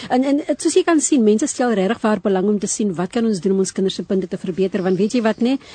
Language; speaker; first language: Afrikaans; native; Afrikaans